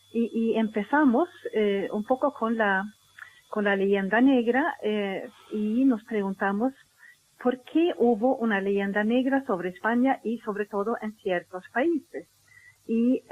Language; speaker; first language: Spanish; non-native, fluent; Swedish